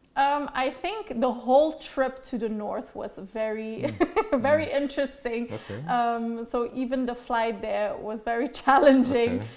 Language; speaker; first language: English; non-native, fluent; Dutch